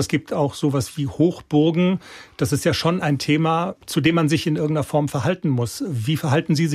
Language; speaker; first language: German; native; German